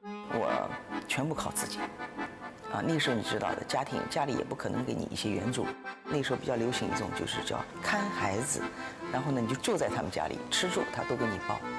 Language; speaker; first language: Chinese; native; Chinese